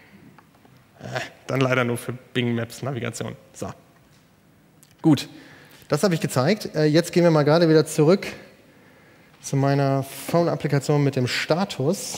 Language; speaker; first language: German; native; German